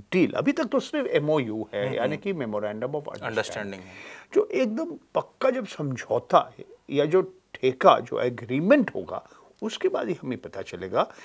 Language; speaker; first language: Hindi; native; Hindi